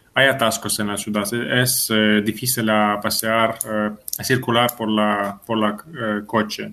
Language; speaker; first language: Spanish; non-native, fluent; Ukrainian